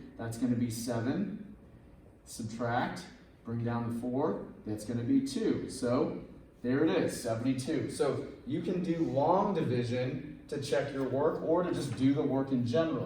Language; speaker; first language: English; native; English